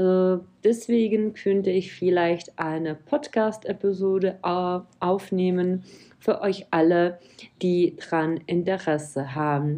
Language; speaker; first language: German; non-native, fluent; Czech